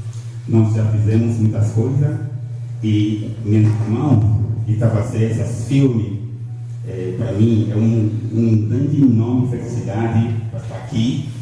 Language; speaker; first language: Portuguese; non-native, learner; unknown